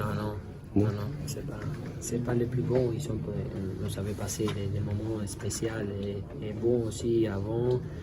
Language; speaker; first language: French; non-native, learner; Spanish